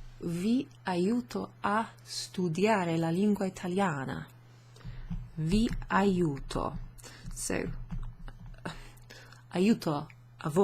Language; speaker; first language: Italian; non-native, fluent; English